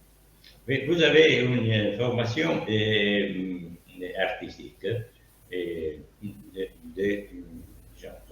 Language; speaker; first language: French; non-native, learner; Italian